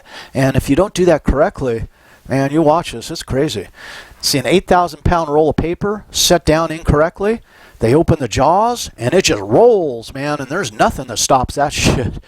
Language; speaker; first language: English; native; English